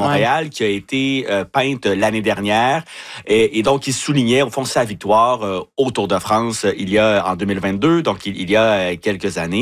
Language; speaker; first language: French; native; French